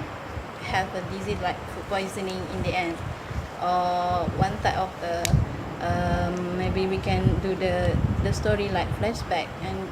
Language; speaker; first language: English; non-native, learner; Malay